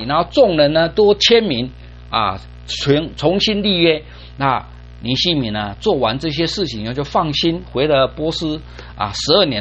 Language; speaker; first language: Chinese; native; Chinese